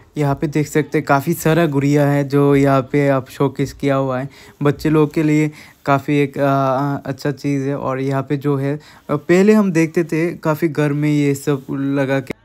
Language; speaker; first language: Hindi; non-native, local second language; Bangla